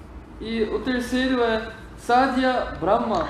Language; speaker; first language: Portuguese; native; Portuguese